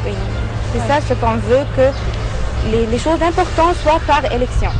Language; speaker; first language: French; non-native, fluent; Arabic